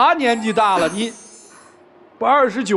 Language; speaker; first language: Chinese; native; Chinese